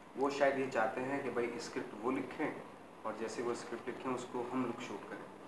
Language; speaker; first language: Hindi; native; Hindi